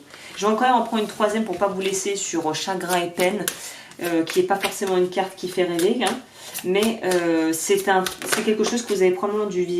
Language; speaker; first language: French; native; French